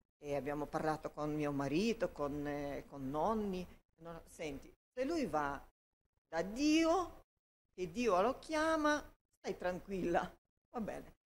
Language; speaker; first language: Italian; non-native, learner; Ukrainian